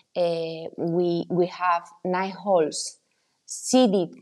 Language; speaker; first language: English; non-native, fluent; Spanish